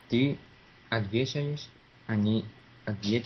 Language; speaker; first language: Russian; non-native, learner; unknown